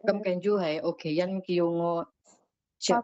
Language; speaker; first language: Chinese; non-native, learner; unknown